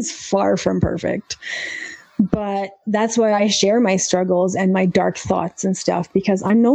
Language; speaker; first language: English; native; English